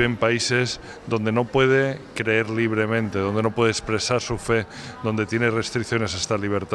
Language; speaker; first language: Spanish; native; Spanish